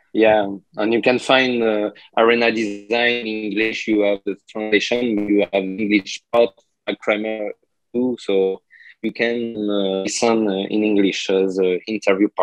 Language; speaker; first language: English; non-native, learner; French